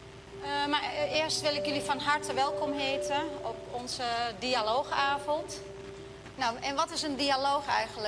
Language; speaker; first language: Dutch; early bilingual, other home language; Turkish